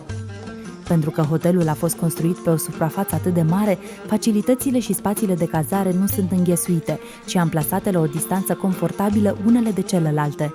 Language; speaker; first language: Romanian; native; Romanian